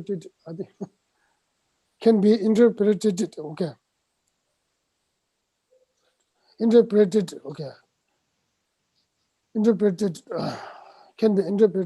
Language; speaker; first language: English; non-native, fluent; Tibetan